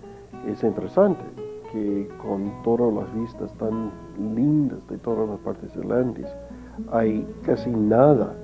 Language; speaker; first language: Spanish; non-native, fluent; English